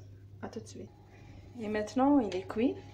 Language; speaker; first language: French; non-native, learner; Arabic